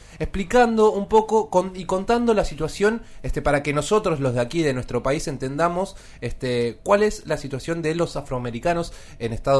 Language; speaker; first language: Spanish; native; Spanish